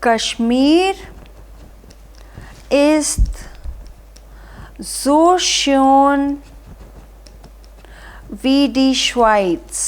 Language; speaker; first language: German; non-native, fluent; Hindi